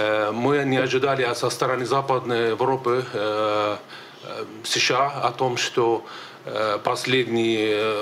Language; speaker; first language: Russian; native; Russian